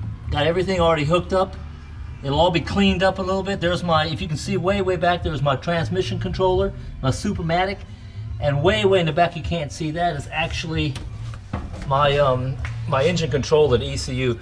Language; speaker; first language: English; native; English